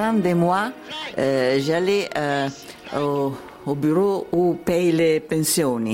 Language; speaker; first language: French; non-native, learner; Italian